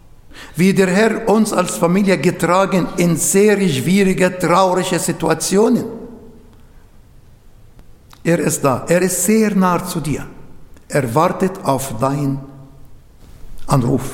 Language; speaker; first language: German; non-native, learner; Arabic